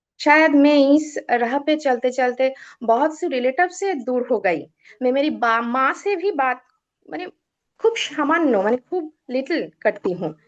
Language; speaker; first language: Hindi; non-native, local second language; Bangla